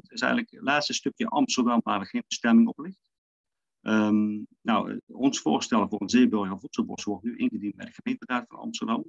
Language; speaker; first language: Dutch; native; Dutch